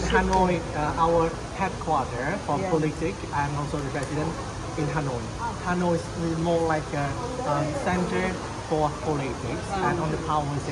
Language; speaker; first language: English; non-native, learner; Vietnamese